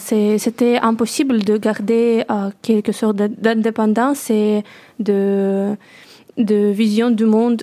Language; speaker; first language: French; non-native, learner; Russian